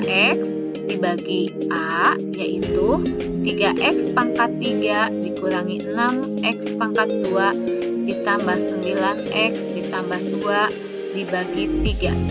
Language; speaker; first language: Indonesian; native; Indonesian